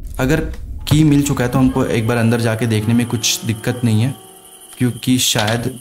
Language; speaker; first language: Hindi; native; Hindi